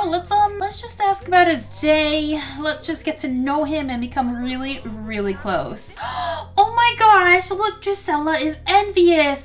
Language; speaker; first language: English; native; English